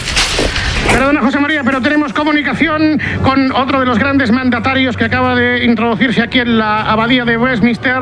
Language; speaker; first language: Spanish; native; Spanish